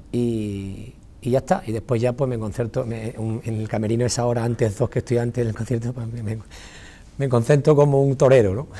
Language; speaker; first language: Spanish; native; Spanish